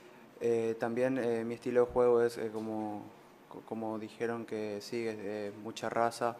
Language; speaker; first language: Portuguese; non-native, learner; Spanish